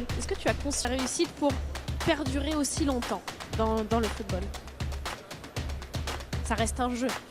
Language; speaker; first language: French; native; French